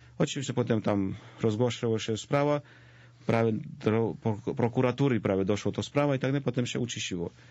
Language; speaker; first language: Polish; non-native, fluent; Georgian